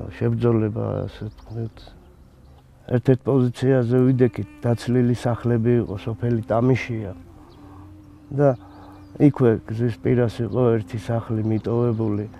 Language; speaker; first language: Georgian; native; Georgian